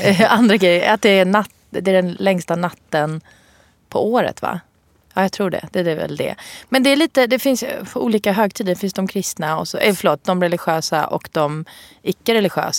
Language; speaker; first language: Swedish; native; Swedish